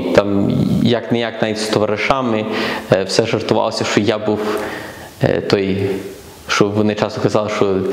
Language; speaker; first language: Ukrainian; early bilingual, heritage; Ukrainian